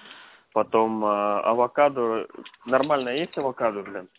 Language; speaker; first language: Russian; non-native, local second language; Estonian